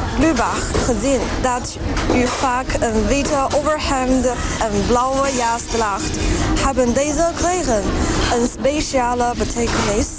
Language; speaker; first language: Dutch; non-native, learner; Chinese